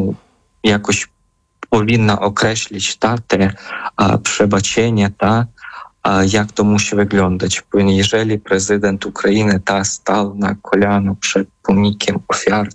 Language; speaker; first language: Polish; non-native, fluent; Ukrainian